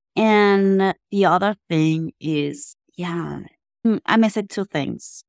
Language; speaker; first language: English; non-native, fluent; Spanish